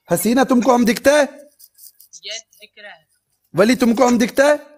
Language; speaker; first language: Hindi; non-native, local second language; Pashto